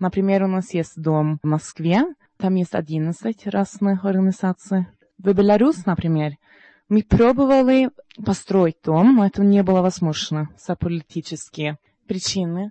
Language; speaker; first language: Russian; non-native, learner; Norwegian